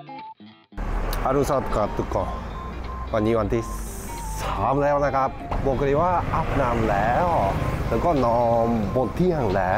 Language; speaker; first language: Thai; non-native, learner; Japanese